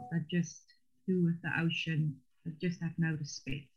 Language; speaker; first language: English; non-native, local second language; Afrikaans